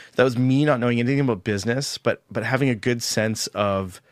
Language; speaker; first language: English; native; English